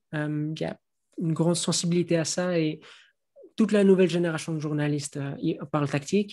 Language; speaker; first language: French; native; French